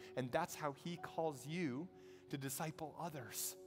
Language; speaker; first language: English; native; English